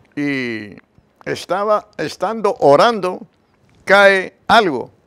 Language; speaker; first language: Spanish; native; Spanish